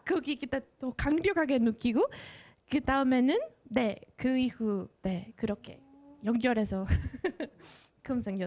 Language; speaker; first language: Korean; non-native, fluent; Spanish